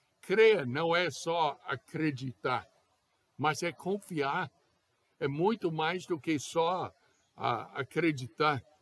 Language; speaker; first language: Portuguese; non-native, fluent; English